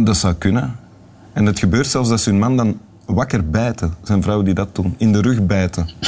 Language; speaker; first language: Dutch; native; Dutch